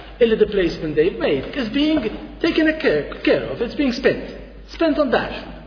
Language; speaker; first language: English; non-native, local second language; Maltese